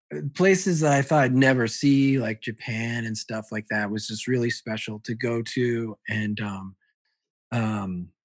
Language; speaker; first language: English; early bilingual, other home language; Italian